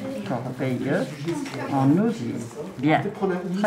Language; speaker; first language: French; native; French